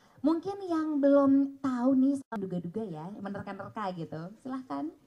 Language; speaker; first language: Indonesian; native; Indonesian